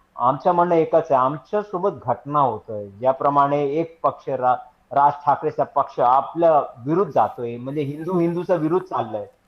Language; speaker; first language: Marathi; non-native, local second language; Hindi